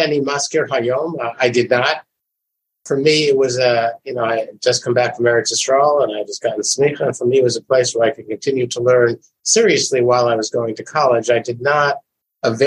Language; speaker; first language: English; native; English